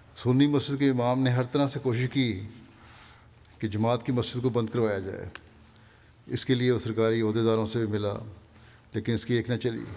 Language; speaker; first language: Urdu; native; Urdu